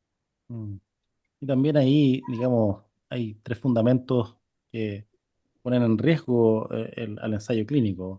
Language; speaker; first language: Spanish; native; Spanish